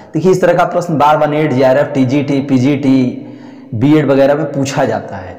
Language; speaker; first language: Hindi; native; Hindi